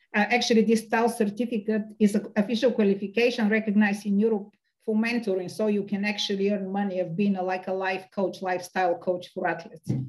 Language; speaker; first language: English; non-native, fluent; Bulgarian